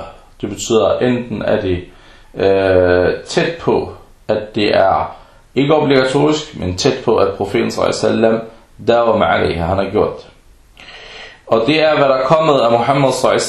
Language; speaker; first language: Danish; early bilingual, other home language; Arabic